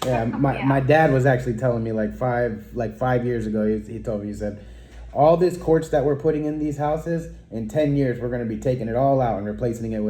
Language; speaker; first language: English; native; English